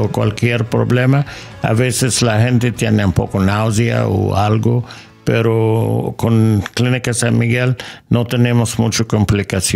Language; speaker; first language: Spanish; non-native, learner; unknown